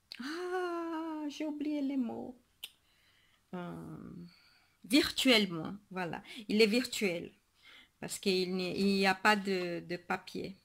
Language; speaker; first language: French; non-native, fluent; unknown